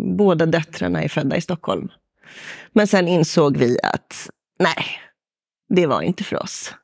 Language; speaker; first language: Swedish; native; Swedish